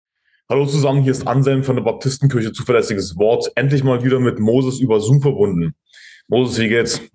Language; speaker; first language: German; native; German